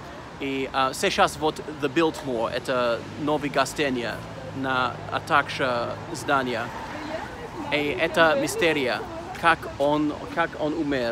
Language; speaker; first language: Russian; non-native, learner; English